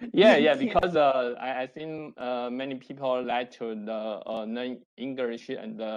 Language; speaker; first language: English; non-native, learner; Chinese